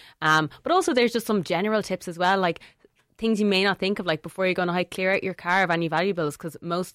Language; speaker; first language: English; native; English